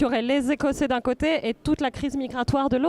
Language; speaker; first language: French; native; French